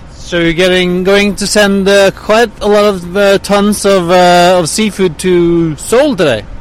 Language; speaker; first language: English; non-native, fluent; Norwegian